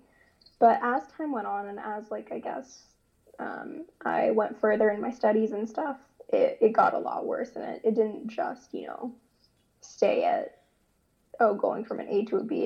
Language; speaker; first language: English; native; English